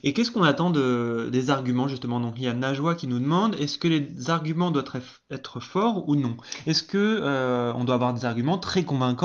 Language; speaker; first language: French; native; French